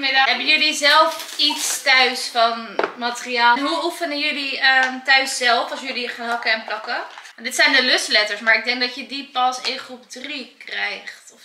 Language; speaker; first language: Dutch; native; Dutch